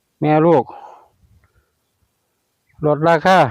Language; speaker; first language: Thai; non-native, local second language; Lao